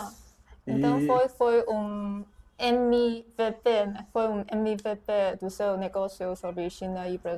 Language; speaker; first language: Portuguese; non-native, fluent; Chinese